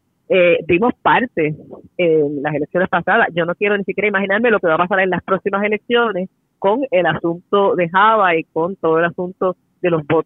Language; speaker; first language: Spanish; native; Spanish